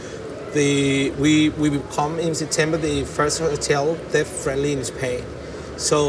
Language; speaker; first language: English; non-native, fluent; Spanish